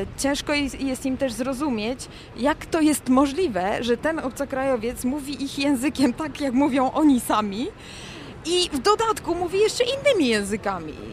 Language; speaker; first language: Polish; native; Polish